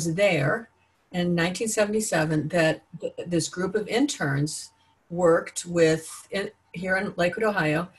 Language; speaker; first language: English; native; English